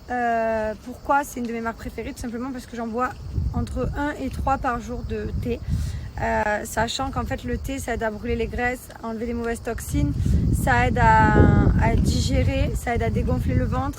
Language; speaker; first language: French; native; French